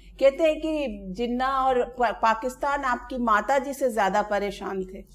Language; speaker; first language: Hindi; native; Hindi